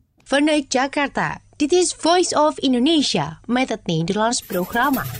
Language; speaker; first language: Dutch; non-native, fluent; Indonesian